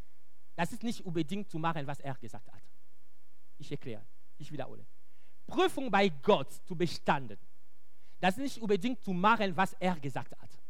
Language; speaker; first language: German; non-native, local second language; French